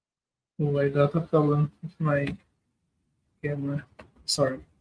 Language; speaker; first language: English; non-native, learner; Portuguese